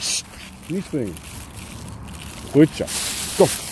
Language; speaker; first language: Dutch; early bilingual, other home language; Turkish